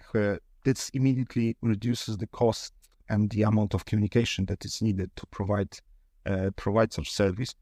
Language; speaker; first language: English; non-native, fluent; Polish